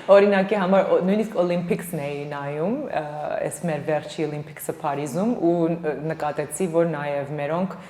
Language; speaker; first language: Armenian; early bilingual, heritage; Armenian